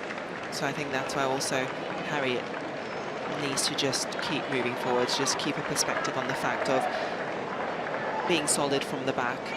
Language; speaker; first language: English; native; English